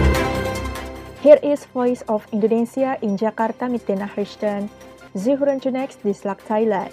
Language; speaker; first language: German; non-native, fluent; Indonesian